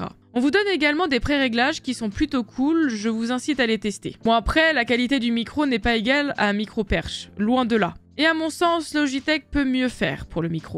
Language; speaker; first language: French; native; French